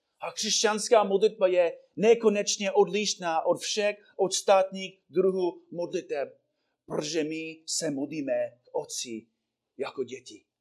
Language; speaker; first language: Czech; non-native, fluent; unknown